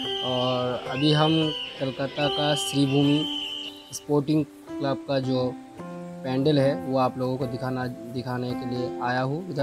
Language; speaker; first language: Hindi; non-native, local second language; Bangla